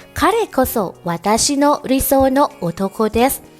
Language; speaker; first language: Japanese; non-native, fluent; Thai